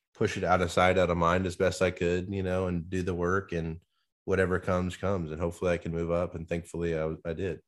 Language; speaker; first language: English; native; English